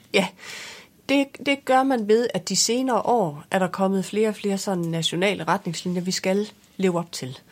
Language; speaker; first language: Danish; native; Danish